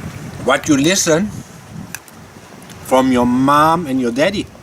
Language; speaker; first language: English; non-native, learner; German